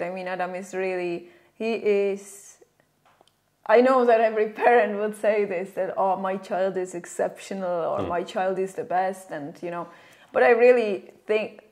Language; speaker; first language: English; non-native, fluent; Czech